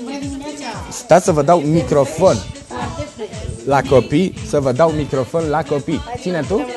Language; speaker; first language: Romanian; native; Romanian